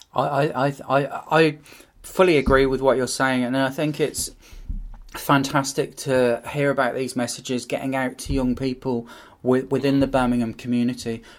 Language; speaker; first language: English; native; English